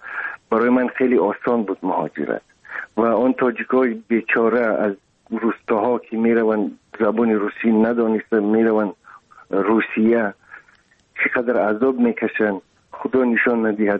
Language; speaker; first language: Persian; non-native, local second language; Russian